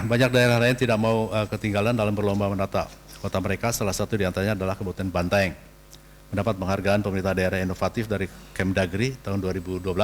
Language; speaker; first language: Indonesian; native; Indonesian